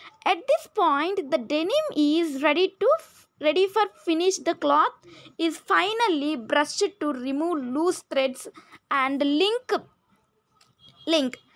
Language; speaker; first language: English; non-native, local second language; Telugu